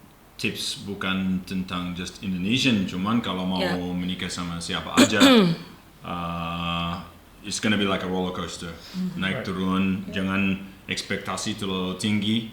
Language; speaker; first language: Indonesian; non-native, learner; English